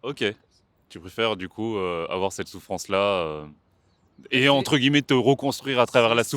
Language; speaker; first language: French; native; French